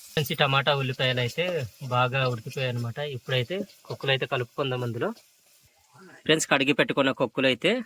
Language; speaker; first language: Telugu; non-native, local second language; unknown